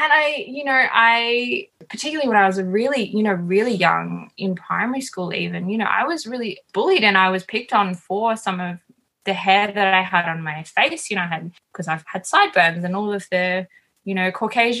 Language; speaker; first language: English; native; English